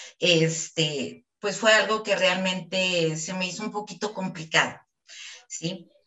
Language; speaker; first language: Spanish; native; Spanish